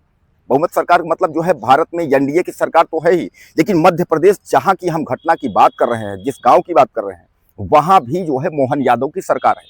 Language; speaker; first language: Hindi; native; Hindi